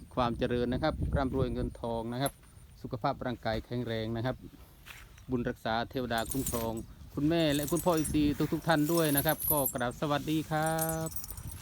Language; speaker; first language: Thai; non-native, local second language; Northern Khmer